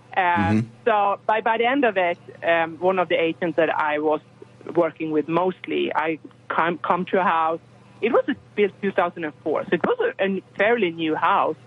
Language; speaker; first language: English; non-native, fluent; Swedish